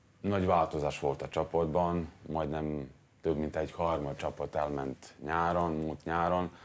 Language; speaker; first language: Hungarian; non-native, learner; Serbian